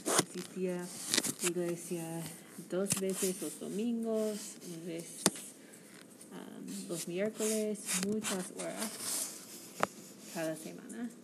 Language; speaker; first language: Spanish; non-native, learner; English